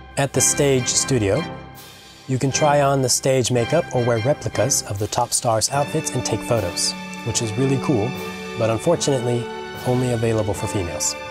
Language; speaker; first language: English; native; English